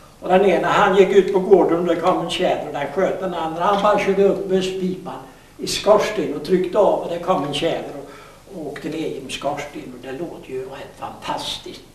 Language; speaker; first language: Swedish; native; Swedish